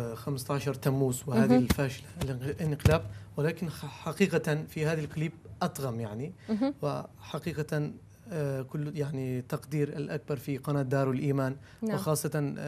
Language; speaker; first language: Arabic; non-native, learner; Turkish